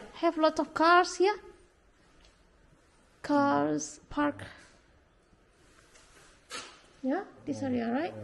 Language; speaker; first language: English; non-native, learner; Indonesian